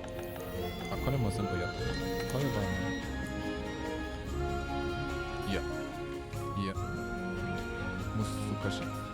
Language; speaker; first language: Japanese; non-native, learner; German